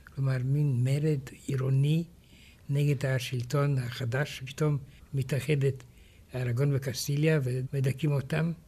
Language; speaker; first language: Hebrew; non-native, fluent; Romanian